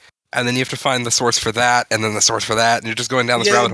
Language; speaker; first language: English; native; English